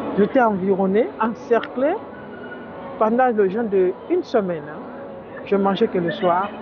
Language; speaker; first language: French; non-native, local second language; Lingala